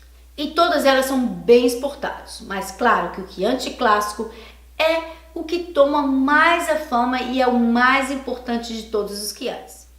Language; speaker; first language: Portuguese; native; Portuguese